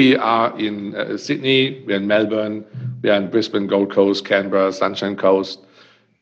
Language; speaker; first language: English; non-native, fluent; German